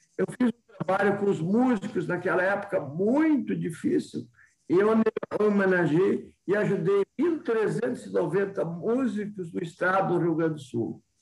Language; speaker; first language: Portuguese; native; Portuguese